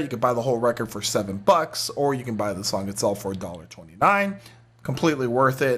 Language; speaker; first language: English; native; English